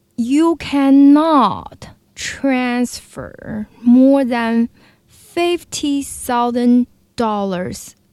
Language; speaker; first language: English; non-native, fluent; Chinese